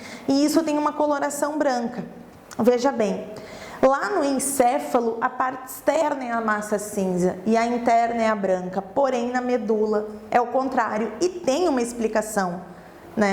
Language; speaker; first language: Portuguese; native; Portuguese